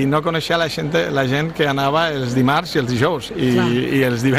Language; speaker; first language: Catalan; non-native, local second language; Spanish